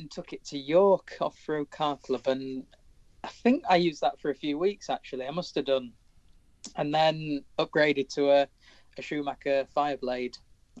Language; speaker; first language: English; native; English